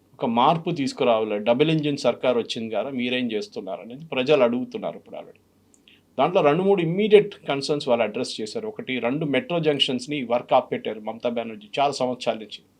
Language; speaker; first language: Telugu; non-native, fluent; Malayalam